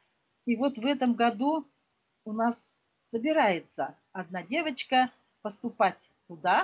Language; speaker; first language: Russian; non-native, local second language; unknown